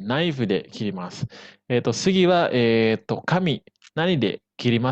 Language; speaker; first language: Japanese; non-native, fluent; Indonesian